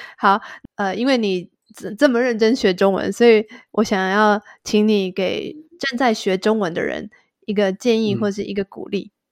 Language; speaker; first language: Chinese; native; Chinese